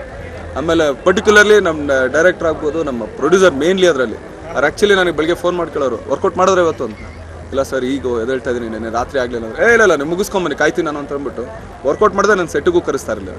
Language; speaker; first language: Kannada; native; Kannada